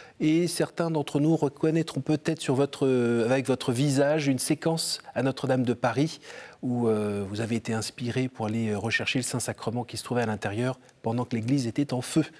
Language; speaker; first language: French; native; French